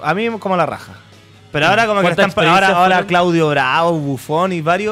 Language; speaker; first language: Spanish; native; Spanish